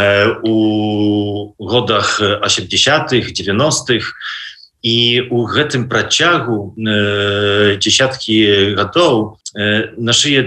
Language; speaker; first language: Belarusian; non-native, local second language; Polish